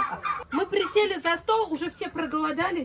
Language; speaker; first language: Russian; native; Russian